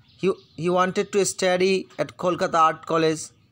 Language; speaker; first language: English; non-native, local second language; Bangla